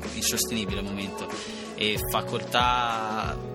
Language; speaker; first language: Italian; native; Italian